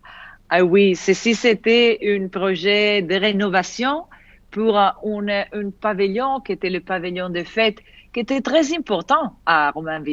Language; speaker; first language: French; non-native, fluent; Italian